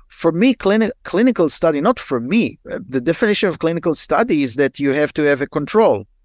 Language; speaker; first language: English; non-native, fluent; Hebrew